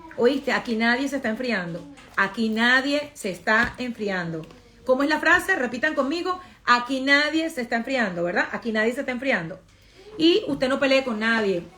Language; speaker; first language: Spanish; native; Spanish